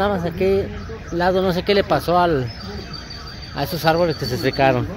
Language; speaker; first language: Spanish; native; Spanish